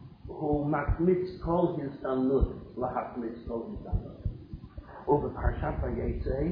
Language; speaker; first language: Hebrew; non-native, fluent; English